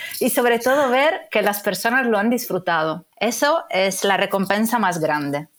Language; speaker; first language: Spanish; non-native, fluent; Italian